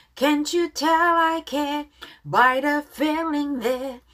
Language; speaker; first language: English; non-native, fluent; Korean